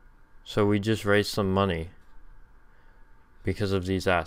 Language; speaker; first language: English; native; English